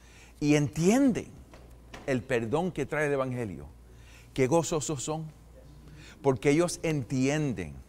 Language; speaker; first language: Spanish; non-native, fluent; English